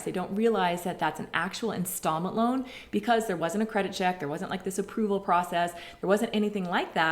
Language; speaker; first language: English; native; English